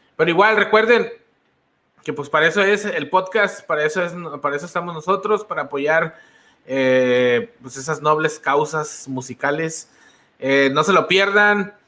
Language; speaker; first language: Spanish; native; Spanish